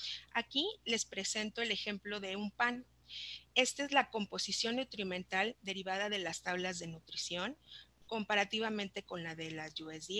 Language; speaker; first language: Spanish; native; Spanish